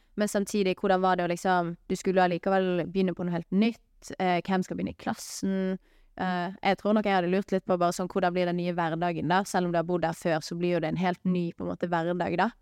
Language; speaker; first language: Norwegian; native; Norwegian